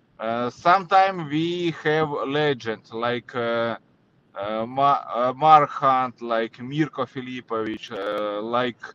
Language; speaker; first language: English; non-native, learner; Russian